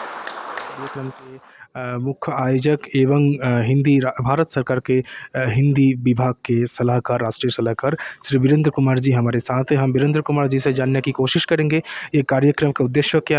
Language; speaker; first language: Hindi; non-native, local second language; Bangla